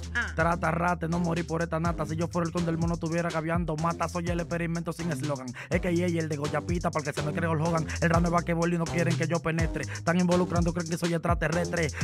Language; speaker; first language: Spanish; native; Spanish